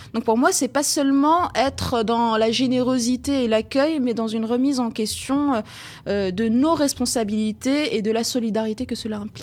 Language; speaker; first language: French; non-native, local second language; Arabic